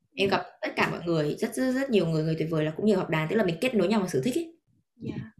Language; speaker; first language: Vietnamese; native; Vietnamese